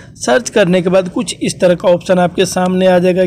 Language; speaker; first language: Hindi; native; Hindi